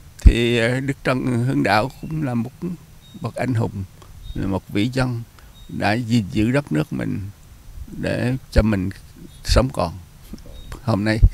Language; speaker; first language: Vietnamese; native; Vietnamese